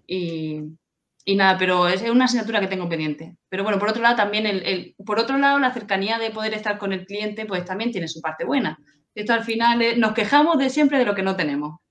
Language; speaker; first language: Spanish; native; Spanish